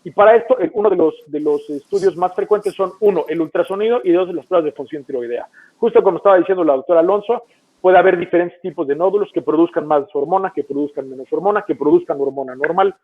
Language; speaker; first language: Spanish; native; Spanish